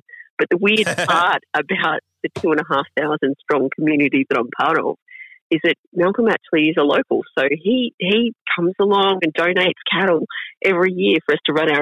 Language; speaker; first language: English; native; English